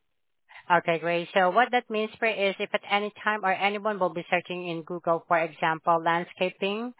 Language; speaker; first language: English; non-native, fluent; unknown